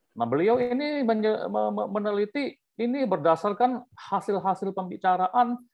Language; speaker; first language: Indonesian; native; Indonesian